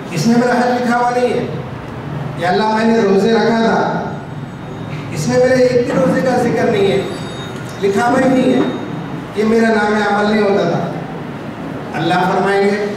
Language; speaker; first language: Urdu; native; Urdu